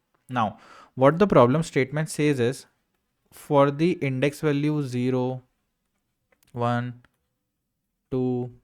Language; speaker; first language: English; non-native, local second language; Hindi